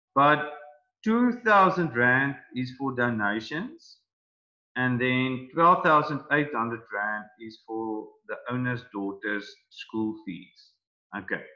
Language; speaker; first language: English; non-native, local second language; Afrikaans